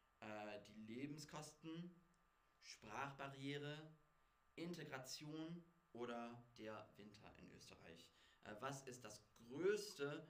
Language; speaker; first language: German; non-native, fluent; English